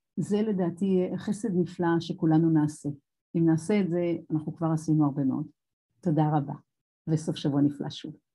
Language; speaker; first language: Hebrew; native; Hebrew